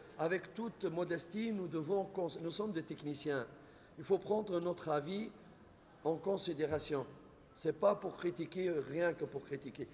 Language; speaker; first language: French; non-native, local second language; Arabic